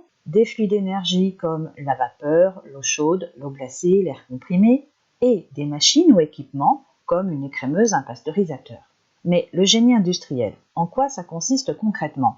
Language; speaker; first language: French; native; French